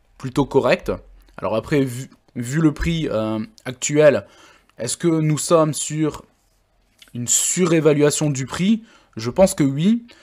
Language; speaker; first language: French; native; French